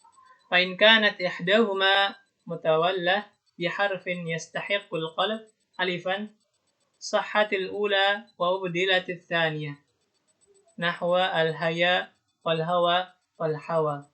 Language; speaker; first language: Arabic; non-native, learner; Indonesian